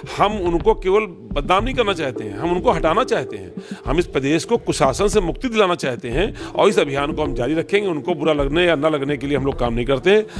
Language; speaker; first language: Hindi; native; Hindi